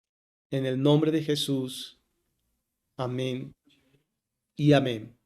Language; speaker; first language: Spanish; native; Spanish